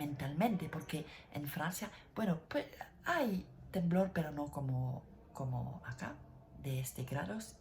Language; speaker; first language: Spanish; non-native, learner; French